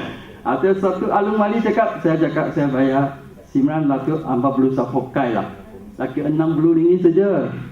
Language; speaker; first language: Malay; non-native, local second language; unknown